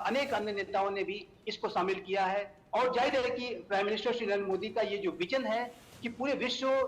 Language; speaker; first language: Hindi; native; Hindi